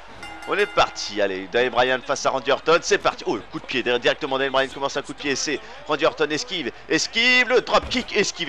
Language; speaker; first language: French; native; French